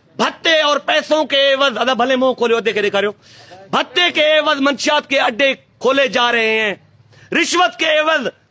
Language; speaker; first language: Urdu; non-native, local second language; Sindhi